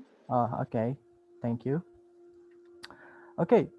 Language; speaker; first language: English; non-native, learner; Indonesian